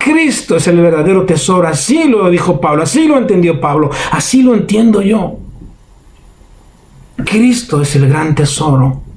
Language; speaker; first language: Spanish; native; Spanish